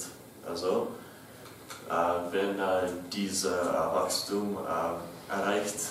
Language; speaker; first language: German; non-native, learner; English